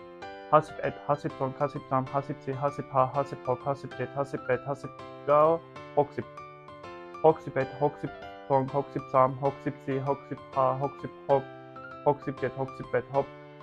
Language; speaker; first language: Thai; non-native, learner; Turkish